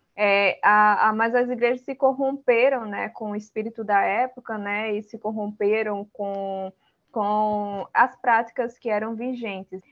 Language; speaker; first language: Portuguese; early bilingual, other home language; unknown